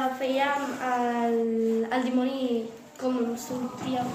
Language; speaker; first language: Catalan; non-native, local second language; Spanish